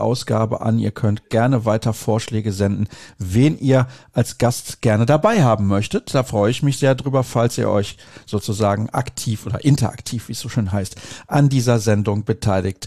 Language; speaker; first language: German; native; German